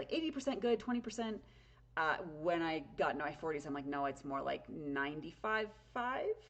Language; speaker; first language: English; native; English